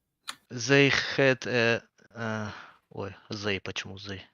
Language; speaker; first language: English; non-native, learner; Russian